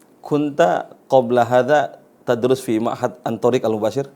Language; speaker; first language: Arabic; non-native, fluent; Indonesian